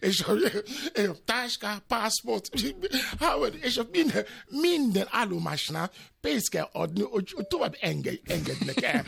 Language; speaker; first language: Hungarian; non-native, learner; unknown